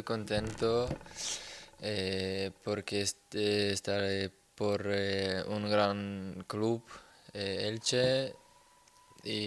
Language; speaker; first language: Spanish; non-native, learner; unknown